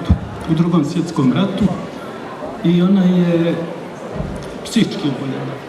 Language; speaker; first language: Bosnian; native; Bosnian